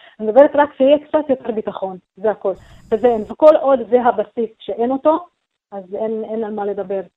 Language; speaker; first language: Hebrew; non-native, local second language; Arabic